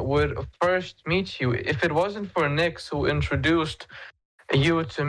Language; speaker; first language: English; non-native, fluent; Lithuanian